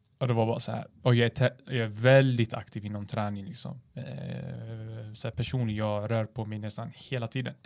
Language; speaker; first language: Swedish; early bilingual, other home language; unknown